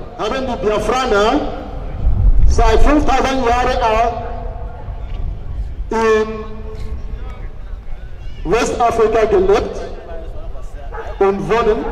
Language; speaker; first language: German; non-native, fluent; Igbo